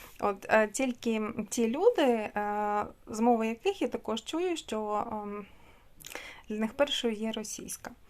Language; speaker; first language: Ukrainian; non-native, local second language; Russian